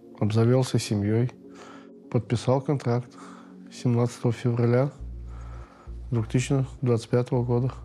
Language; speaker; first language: Russian; native; Russian